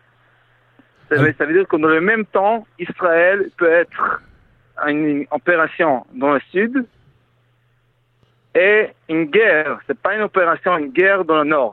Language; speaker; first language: French; non-native, fluent; Hebrew